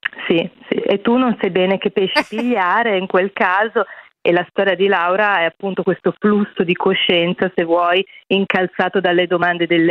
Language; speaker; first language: Italian; native; Italian